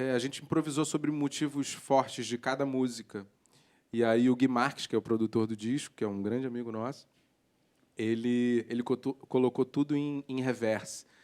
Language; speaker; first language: Portuguese; native; Portuguese